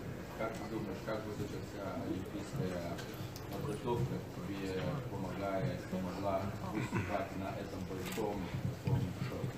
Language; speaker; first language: Russian; native; Russian